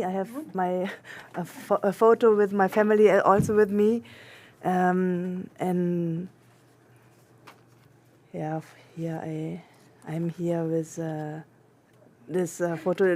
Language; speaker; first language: English; non-native, local second language; German